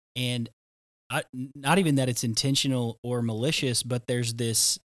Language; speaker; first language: English; native; English